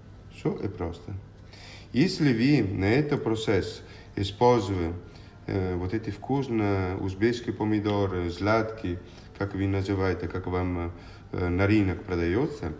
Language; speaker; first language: Russian; non-native, learner; Italian